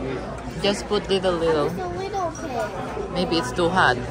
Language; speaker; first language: English; non-native, learner; Filipino